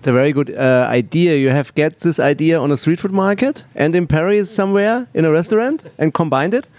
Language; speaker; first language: English; non-native, learner; German